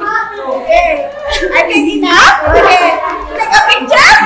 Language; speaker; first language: English; non-native, learner; Indonesian